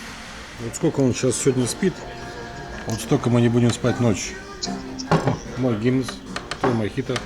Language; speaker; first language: Russian; native; Russian